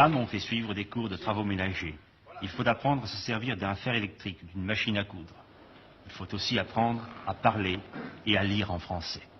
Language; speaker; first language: French; native; French